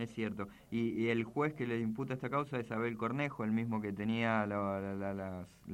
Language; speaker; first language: Spanish; native; Spanish